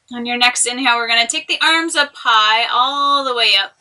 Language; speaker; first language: English; native; English